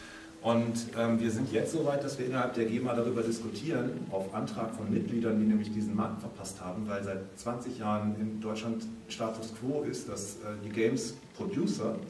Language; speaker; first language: German; native; German